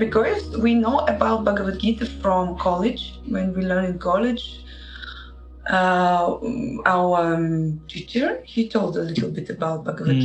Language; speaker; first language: English; non-native, learner; Russian